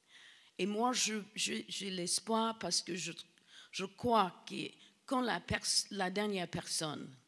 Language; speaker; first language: French; non-native, fluent; English